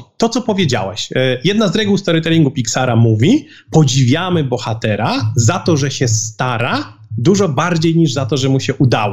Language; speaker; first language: Polish; native; Polish